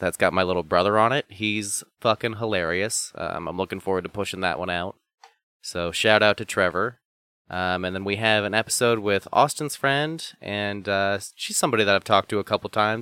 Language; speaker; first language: English; native; English